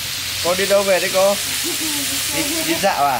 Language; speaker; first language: Chinese; non-native, learner; Vietnamese